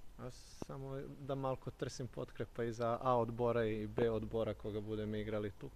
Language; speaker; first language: Bulgarian; non-native, learner; Serbian